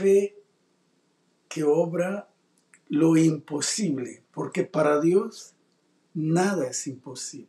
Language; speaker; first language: Spanish; native; Spanish